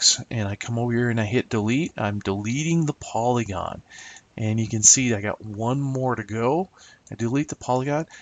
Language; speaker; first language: English; native; English